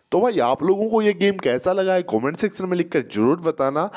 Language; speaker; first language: Hindi; native; Hindi